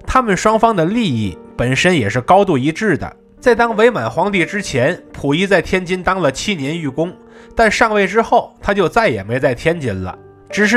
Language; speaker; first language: Chinese; native; Chinese